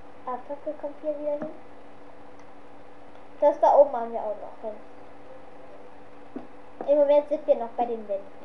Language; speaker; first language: German; native; German